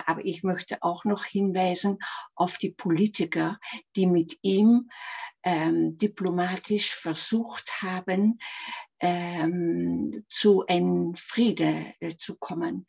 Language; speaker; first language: German; non-native, fluent; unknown